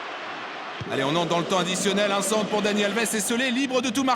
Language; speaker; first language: French; native; French